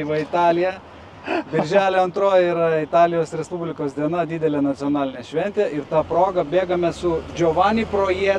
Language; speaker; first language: Lithuanian; native; Lithuanian